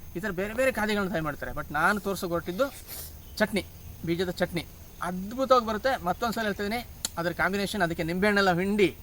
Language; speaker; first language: Kannada; non-native, local second language; Kodava